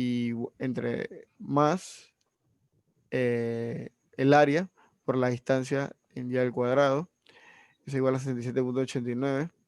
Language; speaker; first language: Spanish; native; Spanish